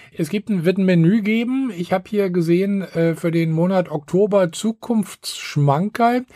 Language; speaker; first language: German; native; German